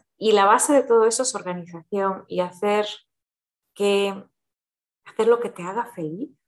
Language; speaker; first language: Spanish; early bilingual, heritage; Spanish